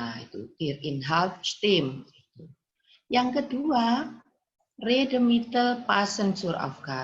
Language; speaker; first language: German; non-native, fluent; Indonesian